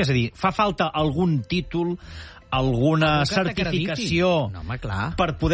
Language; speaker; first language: Catalan; native; Catalan